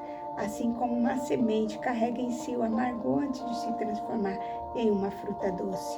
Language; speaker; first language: Portuguese; native; Portuguese